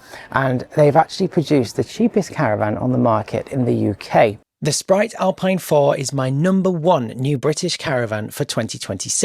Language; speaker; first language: English; native; English